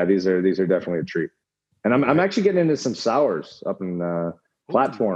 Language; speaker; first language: English; native; English